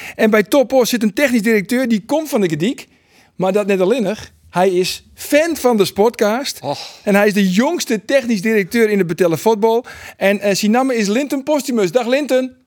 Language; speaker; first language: Dutch; non-native, local second language; Western Frisian